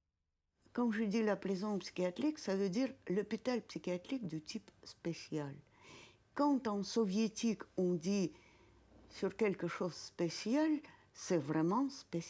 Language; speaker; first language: French; non-native, fluent; Russian